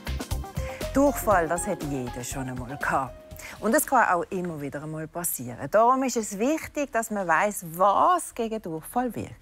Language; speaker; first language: German; native; German